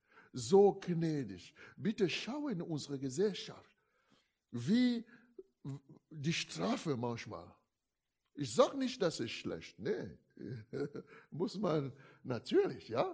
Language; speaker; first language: German; non-native, fluent; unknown